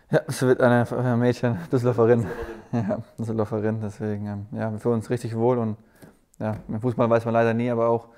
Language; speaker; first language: German; native; German